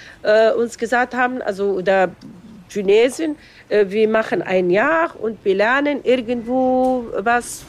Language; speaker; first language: German; non-native, fluent; Arabic